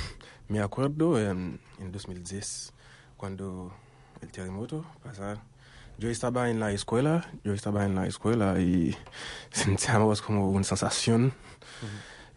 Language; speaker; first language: Spanish; non-native, local second language; Haitian Creole